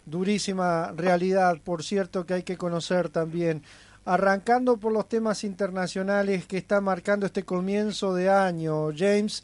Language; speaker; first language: Spanish; native; Spanish